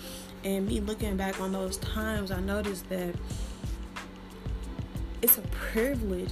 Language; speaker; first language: English; native; English